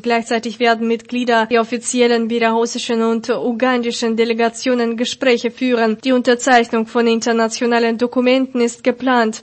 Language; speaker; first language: German; non-native, fluent; Russian